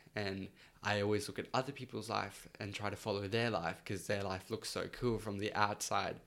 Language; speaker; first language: English; early bilingual, other home language; Spanish